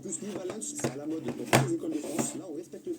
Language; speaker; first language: French; native; French